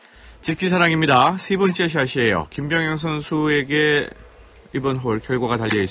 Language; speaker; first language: Korean; native; Korean